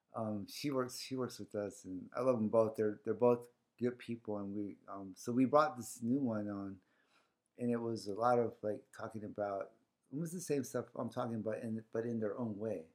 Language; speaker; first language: English; early bilingual, other home language; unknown